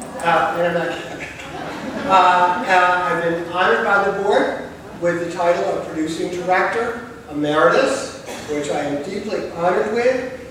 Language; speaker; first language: English; native; English